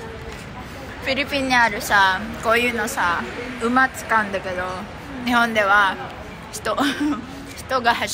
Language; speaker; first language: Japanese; early bilingual, other home language; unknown